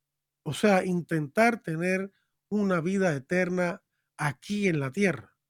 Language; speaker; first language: Spanish; native; Spanish